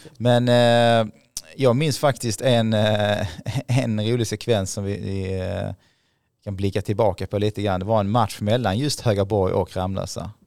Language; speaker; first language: Swedish; native; Swedish